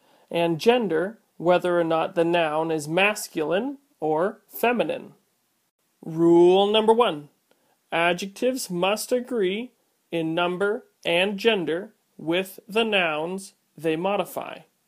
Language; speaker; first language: English; native; English